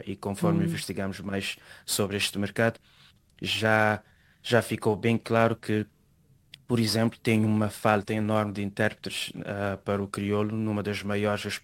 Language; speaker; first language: Portuguese; non-native, local second language; Kabuverdianu